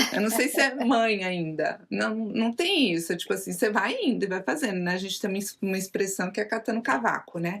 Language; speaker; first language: Portuguese; native; Portuguese